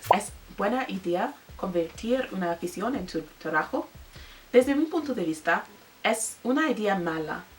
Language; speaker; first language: Spanish; non-native, learner; English